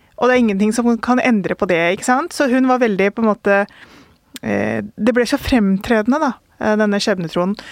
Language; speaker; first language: Norwegian; early bilingual, other home language; Urdu